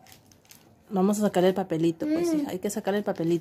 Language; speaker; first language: Spanish; native; Spanish